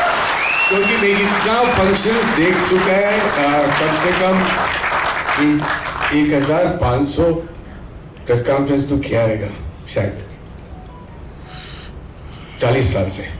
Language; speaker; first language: Hindi; non-native, local second language; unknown